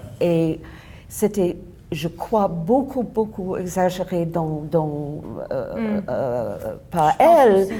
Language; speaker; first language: French; non-native, fluent; English